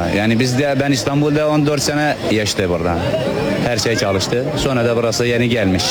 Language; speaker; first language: Turkish; non-native, learner; Arabic